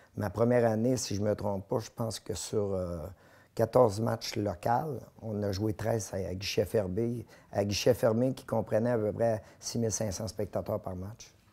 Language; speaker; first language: French; native; French